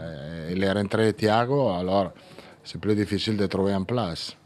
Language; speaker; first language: French; non-native, fluent; Italian